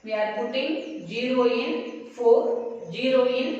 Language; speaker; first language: English; non-native, local second language; Tamil